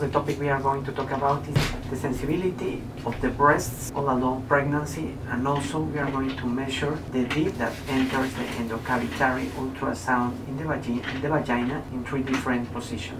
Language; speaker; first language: English; non-native, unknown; Spanish